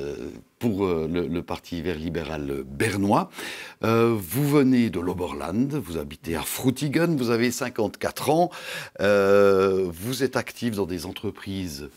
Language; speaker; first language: French; native; French